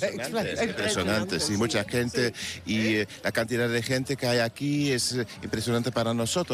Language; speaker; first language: Spanish; non-native, fluent; Dutch